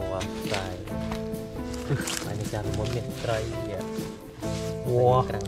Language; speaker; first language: Chinese; non-native, learner; Khmer